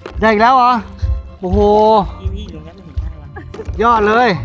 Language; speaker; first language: Thai; native; Thai